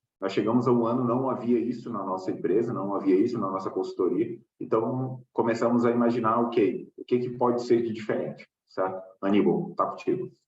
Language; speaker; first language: Portuguese; native; Portuguese